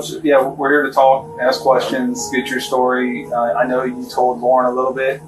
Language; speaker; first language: English; native; English